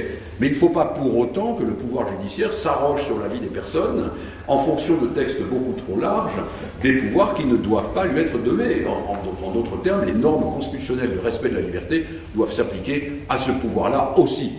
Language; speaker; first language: French; native; French